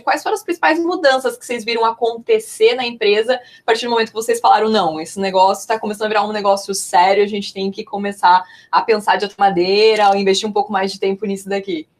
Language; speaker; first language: Portuguese; native; Portuguese